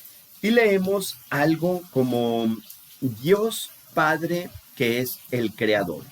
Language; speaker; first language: Spanish; native; Spanish